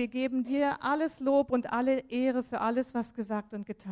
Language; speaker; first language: German; native; German